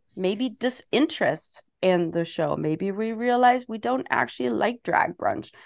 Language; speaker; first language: English; non-native, fluent; German